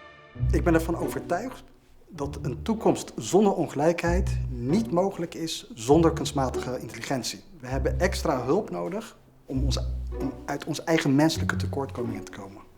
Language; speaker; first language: Dutch; native; Dutch